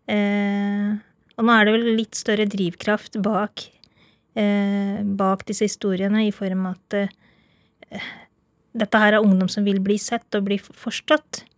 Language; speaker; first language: Norwegian; early bilingual, other home language; Urdu